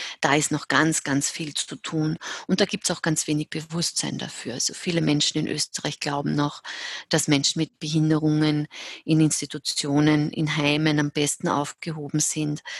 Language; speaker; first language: German; native; German